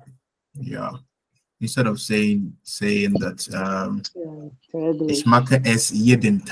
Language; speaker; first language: German; non-native, learner; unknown